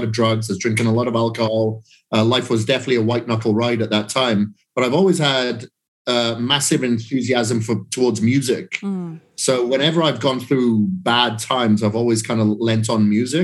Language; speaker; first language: English; native; English